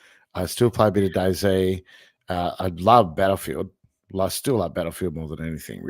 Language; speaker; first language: English; native; English